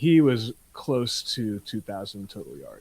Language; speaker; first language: English; native; English